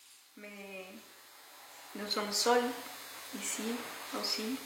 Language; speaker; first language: French; non-native, learner; Spanish